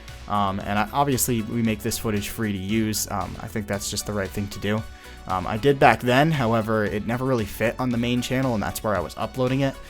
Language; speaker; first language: English; native; English